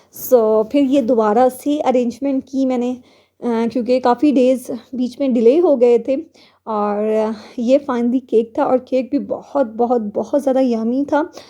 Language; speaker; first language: Urdu; native; Urdu